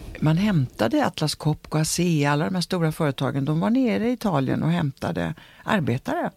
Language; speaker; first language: Swedish; early bilingual, other home language; Italian